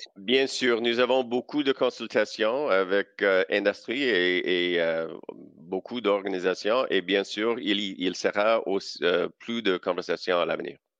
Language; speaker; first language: French; non-native, local second language; English